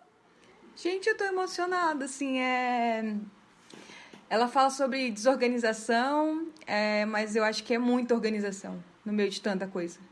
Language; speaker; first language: Portuguese; native; Portuguese